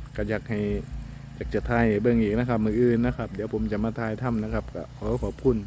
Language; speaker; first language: Thai; non-native, local second language; Northeastern Thai